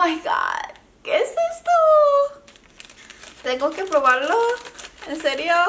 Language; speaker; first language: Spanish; non-native, learner; Korean